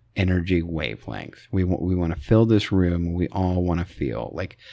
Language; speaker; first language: English; native; English